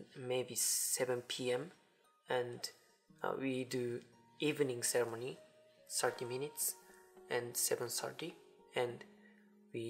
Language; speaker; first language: English; non-native, learner; Japanese